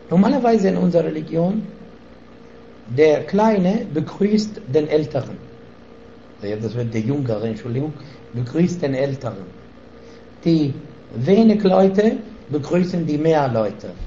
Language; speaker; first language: German; non-native, fluent; Arabic